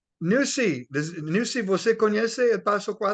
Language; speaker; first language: Portuguese; non-native, learner; English